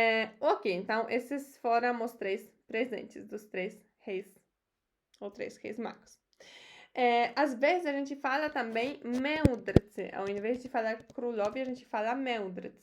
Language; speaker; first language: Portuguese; non-native, fluent; Polish